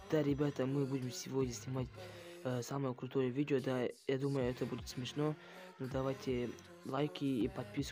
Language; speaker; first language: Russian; non-native, local second language; Kazakh